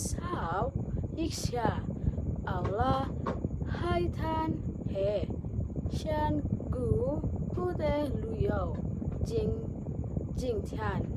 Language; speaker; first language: Chinese; non-native, learner; Indonesian